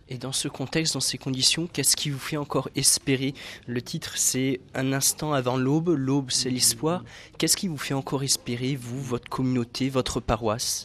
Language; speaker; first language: French; native; French